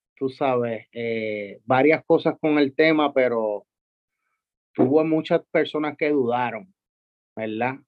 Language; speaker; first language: Spanish; native; Spanish